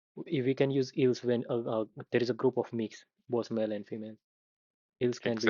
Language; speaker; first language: English; non-native, fluent; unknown